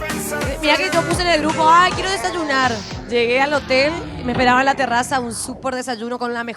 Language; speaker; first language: Spanish; native; Spanish